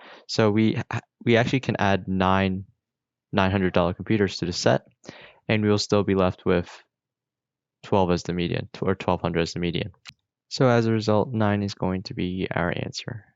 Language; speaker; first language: English; native; English